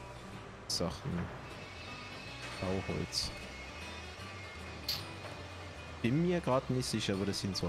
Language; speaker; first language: German; native; German